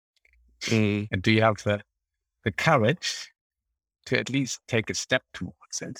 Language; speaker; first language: English; non-native, fluent; German